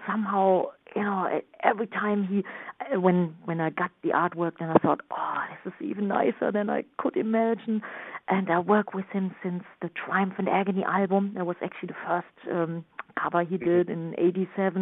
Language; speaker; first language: English; non-native, fluent; German